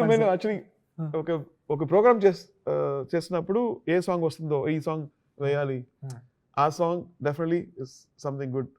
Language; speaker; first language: Telugu; non-native, learner; Tamil